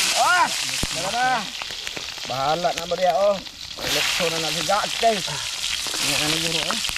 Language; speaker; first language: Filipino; non-native, local second language; Cebuano